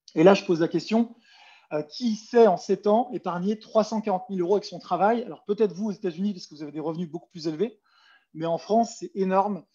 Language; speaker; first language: French; native; French